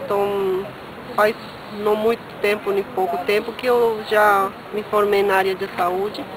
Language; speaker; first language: Portuguese; non-native, fluent; Spanish